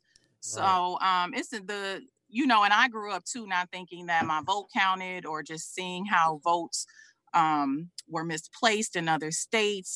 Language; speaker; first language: English; native; English